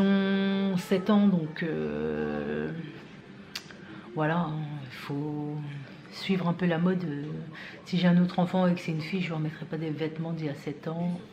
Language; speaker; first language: French; native; French